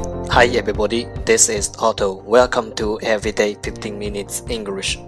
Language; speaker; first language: English; non-native, fluent; Chinese